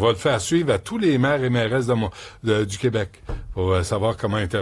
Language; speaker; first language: French; native; French